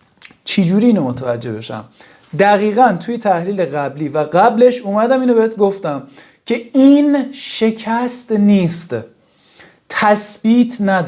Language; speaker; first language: Persian; native; Persian